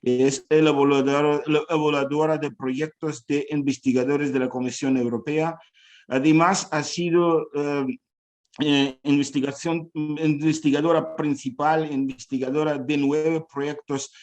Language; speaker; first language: Spanish; non-native, fluent; Ukrainian